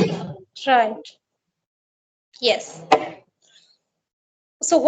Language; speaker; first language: English; non-native, learner; Marathi